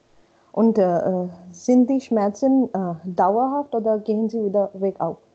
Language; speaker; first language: German; non-native, learner; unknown